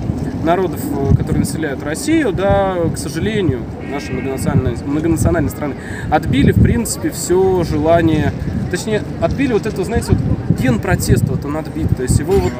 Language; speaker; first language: Russian; native; Russian